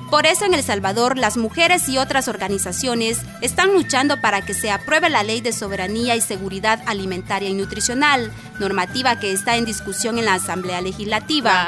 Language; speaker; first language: Spanish; native; Spanish